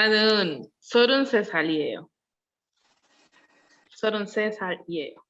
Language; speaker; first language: Korean; non-native, learner; Spanish